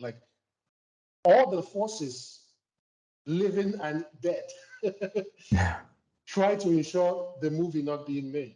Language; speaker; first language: English; non-native, local second language; Igbo